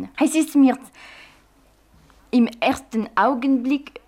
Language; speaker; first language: German; non-native, fluent; French